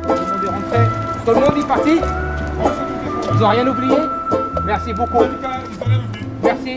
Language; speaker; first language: French; native; French